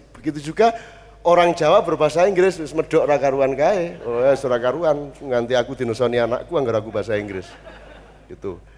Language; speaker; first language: Indonesian; non-native, local second language; Javanese